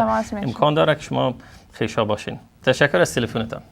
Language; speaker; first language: Persian; native; Persian